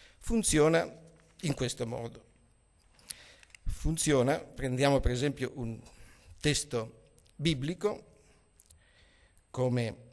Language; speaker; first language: Italian; native; Italian